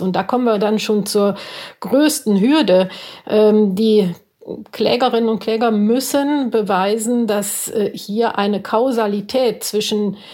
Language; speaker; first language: German; native; German